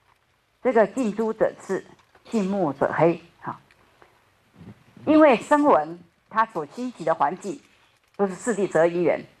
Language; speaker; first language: Chinese; native; Chinese